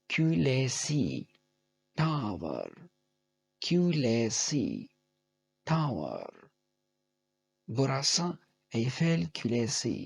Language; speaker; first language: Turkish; non-native, fluent; Urdu